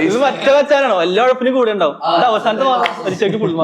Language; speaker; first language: Malayalam; native; Malayalam